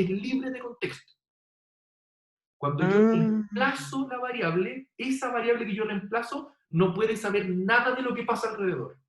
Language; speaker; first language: Spanish; native; Spanish